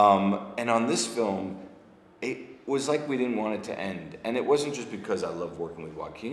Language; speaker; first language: English; native; English